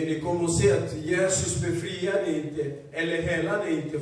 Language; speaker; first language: Swedish; non-native, fluent; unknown